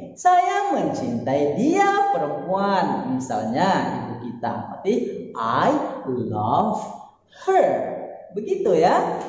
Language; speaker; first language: Indonesian; native; Indonesian